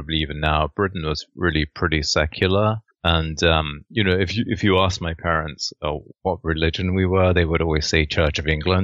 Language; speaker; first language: English; native; English